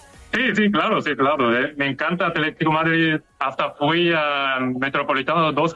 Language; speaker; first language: Spanish; non-native, fluent; Korean